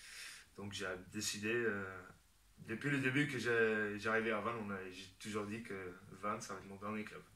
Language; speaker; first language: French; non-native, fluent; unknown